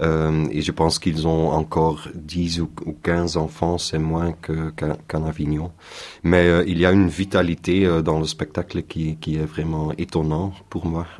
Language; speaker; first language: French; non-native, local second language; Dutch